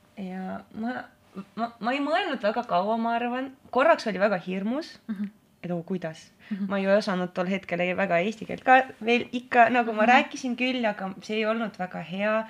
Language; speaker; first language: Estonian; non-native, local second language; Russian